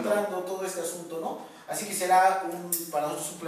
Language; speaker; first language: Spanish; native; Spanish